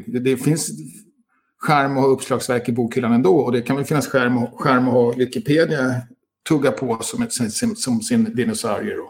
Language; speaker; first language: Swedish; native; Swedish